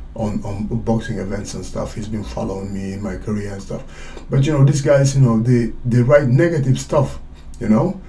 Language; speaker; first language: English; non-native, fluent; Swedish